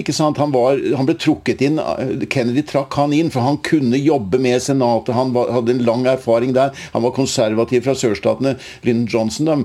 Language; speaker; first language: Norwegian; native; Norwegian